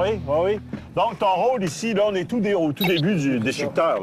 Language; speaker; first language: French; native; French